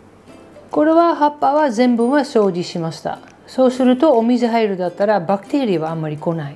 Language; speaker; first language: Japanese; non-native, learner; Dutch